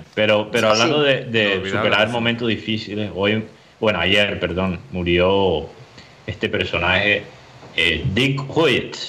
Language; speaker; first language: Spanish; early bilingual, heritage; Spanish